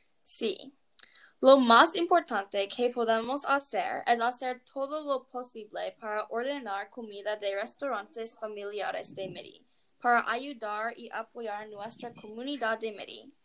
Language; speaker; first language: Spanish; non-native, learner; English